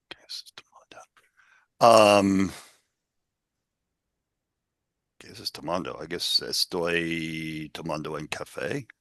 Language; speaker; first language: Spanish; non-native, learner; English